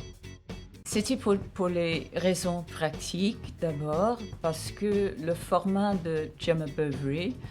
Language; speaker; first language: French; non-native, fluent; English